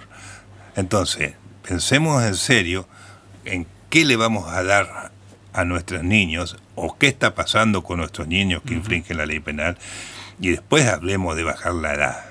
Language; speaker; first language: Spanish; native; Spanish